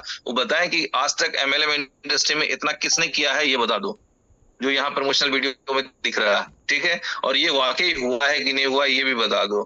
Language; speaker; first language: Hindi; native; Hindi